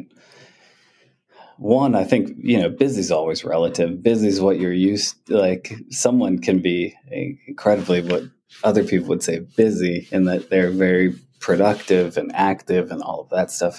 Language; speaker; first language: English; native; English